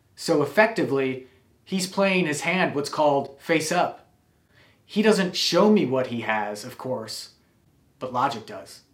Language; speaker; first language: English; native; English